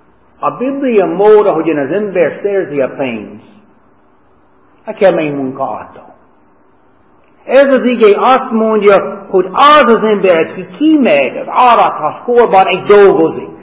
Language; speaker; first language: Hungarian; non-native, learner; English